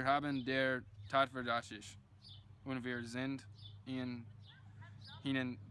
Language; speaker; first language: German; non-native, learner; English